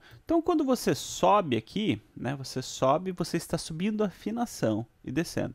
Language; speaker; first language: Portuguese; native; Portuguese